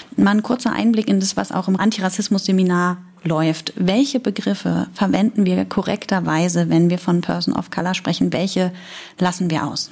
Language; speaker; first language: German; native; German